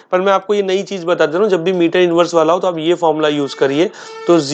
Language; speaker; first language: Hindi; native; Hindi